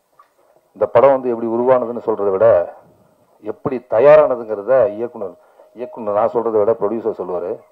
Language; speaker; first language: Tamil; native; Tamil